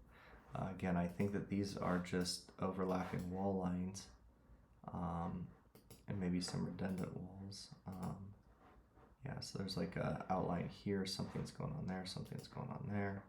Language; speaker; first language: English; native; English